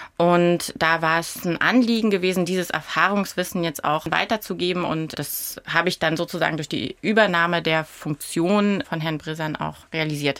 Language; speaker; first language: German; non-native, local second language; Upper Sorbian